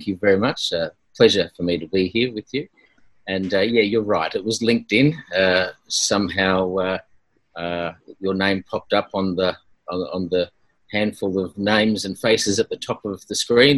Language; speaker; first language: English; native; English